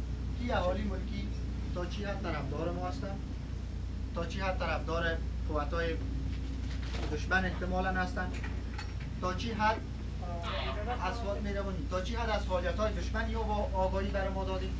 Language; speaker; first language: Persian; native; Persian